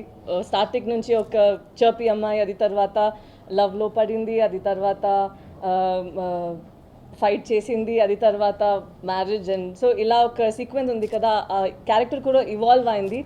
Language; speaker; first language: Telugu; non-native, local second language; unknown